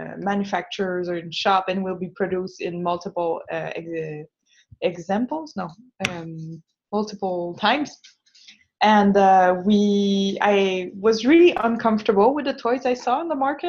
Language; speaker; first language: English; non-native, fluent; French